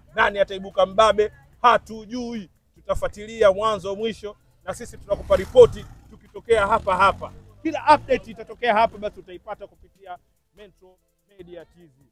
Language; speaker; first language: Swahili; native; Swahili